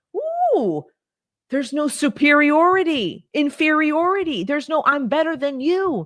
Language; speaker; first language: English; native; English